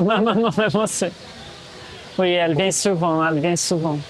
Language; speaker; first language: French; non-native, fluent; Portuguese